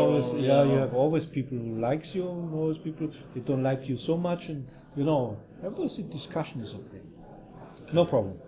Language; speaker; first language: English; non-native, fluent; German